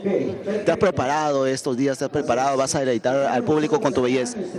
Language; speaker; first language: Spanish; native; Spanish